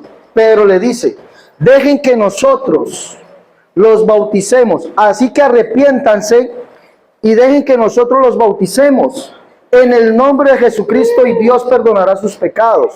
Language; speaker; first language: Spanish; native; Spanish